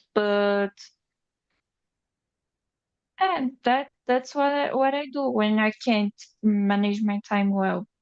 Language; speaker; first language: English; non-native, learner; Portuguese